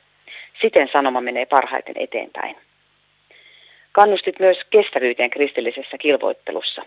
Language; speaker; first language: Finnish; native; Finnish